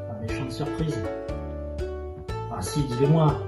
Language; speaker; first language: French; native; French